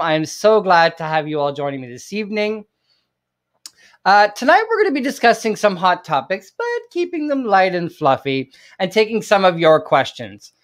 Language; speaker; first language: English; native; English